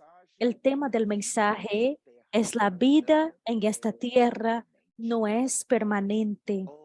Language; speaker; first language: Spanish; non-native, fluent; Portuguese